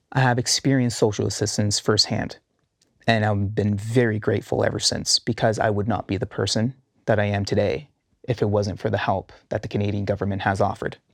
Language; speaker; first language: English; early bilingual, heritage; Arabic